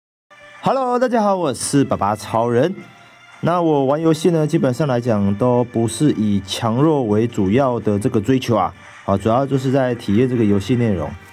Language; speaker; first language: Chinese; native; Chinese